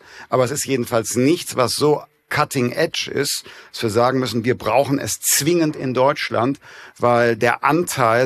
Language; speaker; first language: German; native; German